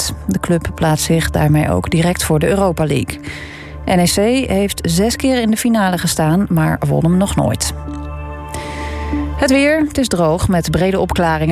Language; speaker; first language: Dutch; native; Dutch